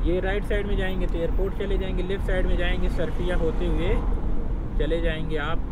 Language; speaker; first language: Hindi; native; Hindi